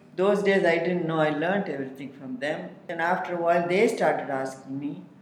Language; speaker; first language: English; non-native, local second language; Tamil